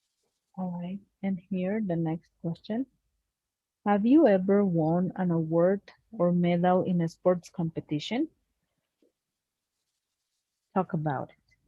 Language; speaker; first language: English; non-native, fluent; Spanish